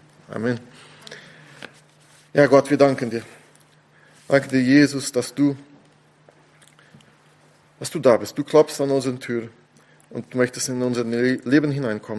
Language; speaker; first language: German; non-native, fluent; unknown